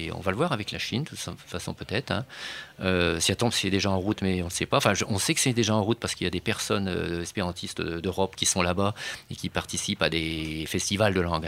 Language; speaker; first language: French; native; French